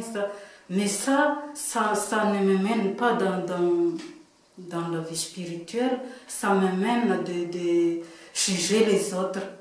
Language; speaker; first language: French; non-native, local second language; Malagasy